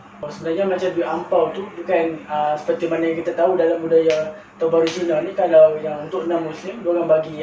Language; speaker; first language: Malay; native; Malay